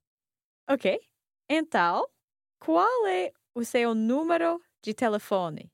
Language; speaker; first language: Portuguese; non-native, learner; English